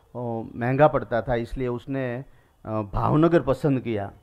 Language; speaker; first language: Hindi; non-native, local second language; Gujarati